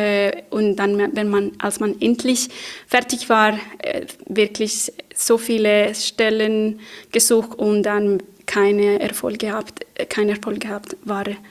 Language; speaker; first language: German; non-native, fluent; Spanish